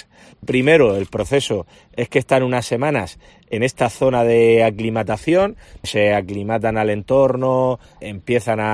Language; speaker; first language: Spanish; native; Spanish